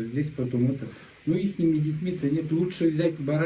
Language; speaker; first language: Russian; native; Russian